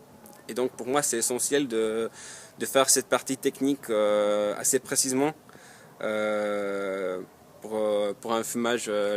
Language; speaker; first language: French; non-native, fluent; Polish